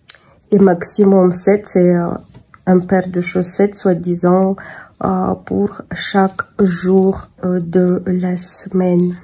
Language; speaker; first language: French; non-native, fluent; Russian